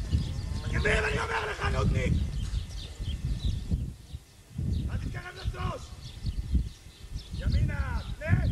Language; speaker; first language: Hebrew; native; Hebrew